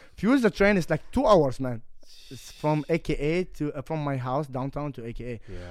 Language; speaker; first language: English; non-native, fluent; Arabic